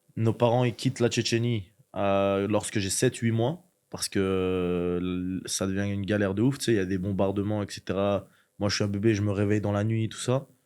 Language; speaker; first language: French; early bilingual, other home language; Chechen